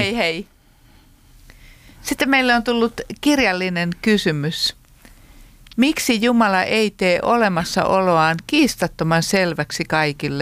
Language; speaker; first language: Finnish; native; Finnish